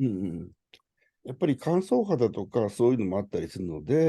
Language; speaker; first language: Japanese; native; Japanese